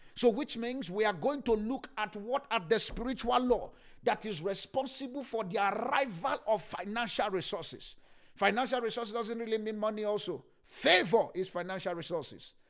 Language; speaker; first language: English; non-native, local second language; Yoruba